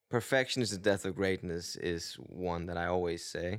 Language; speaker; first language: English; non-native, fluent; Danish